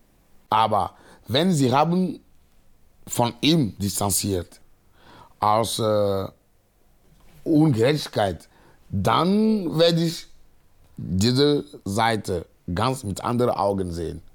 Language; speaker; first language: German; non-native, learner; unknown